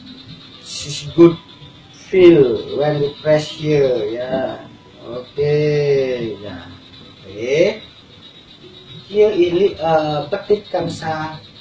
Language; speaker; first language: English; non-native, learner; Indonesian